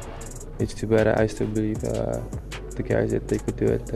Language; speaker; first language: English; non-native, fluent; Czech